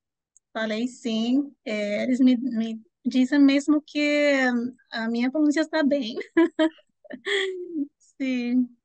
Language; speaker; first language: Portuguese; non-native, fluent; Spanish